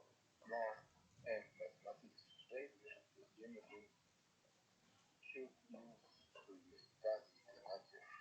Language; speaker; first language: English; non-native, learner; Spanish